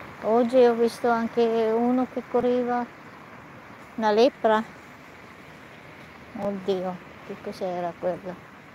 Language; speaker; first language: Italian; non-native, fluent; Filipino